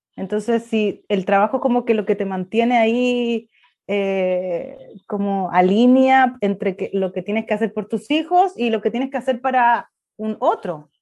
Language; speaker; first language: Spanish; native; Spanish